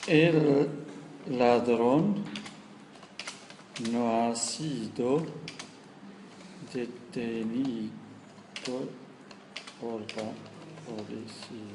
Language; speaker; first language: Spanish; non-native, fluent; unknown